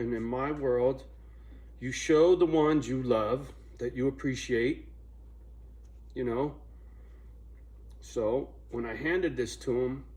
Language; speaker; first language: English; native; English